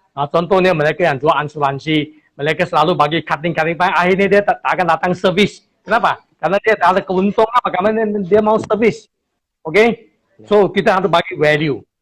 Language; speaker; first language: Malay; non-native, local second language; Chinese